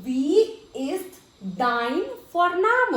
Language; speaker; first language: German; non-native, fluent; Hindi